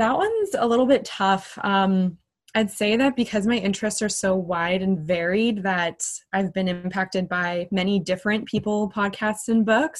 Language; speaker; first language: English; native; English